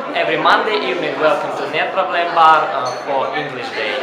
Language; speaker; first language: English; non-native, fluent; Russian